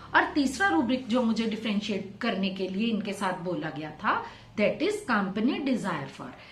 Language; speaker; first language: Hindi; non-native, local second language; Punjabi